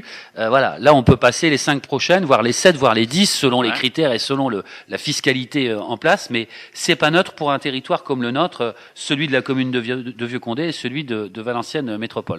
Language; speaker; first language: French; native; French